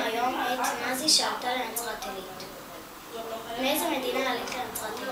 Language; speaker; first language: Hebrew; native; Hebrew